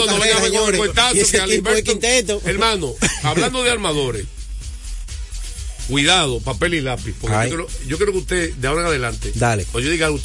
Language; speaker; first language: Spanish; native; Spanish